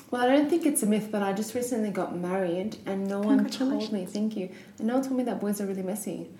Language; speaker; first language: English; native; English